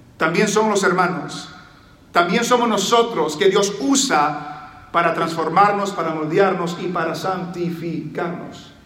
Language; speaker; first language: Spanish; early bilingual, heritage; Spanish